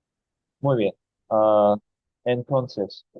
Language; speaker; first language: Spanish; non-native, fluent; English